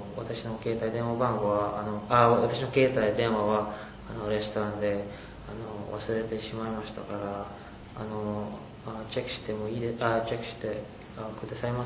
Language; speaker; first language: Japanese; non-native, learner; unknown